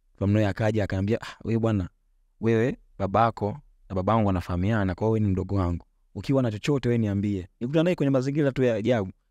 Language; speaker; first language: Swahili; native; Swahili